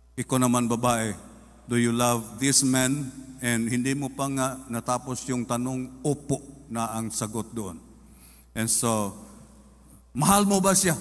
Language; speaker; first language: Filipino; non-native, local second language; Cebuano